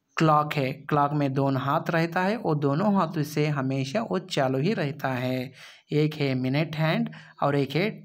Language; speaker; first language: Hindi; non-native, local second language; Kannada